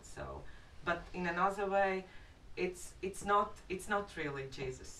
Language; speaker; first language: English; non-native, fluent; Latvian